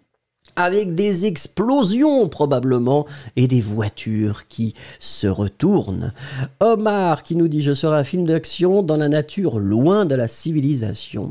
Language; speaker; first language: French; native; French